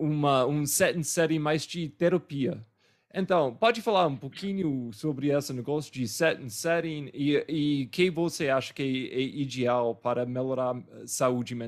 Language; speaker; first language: Portuguese; non-native, fluent; English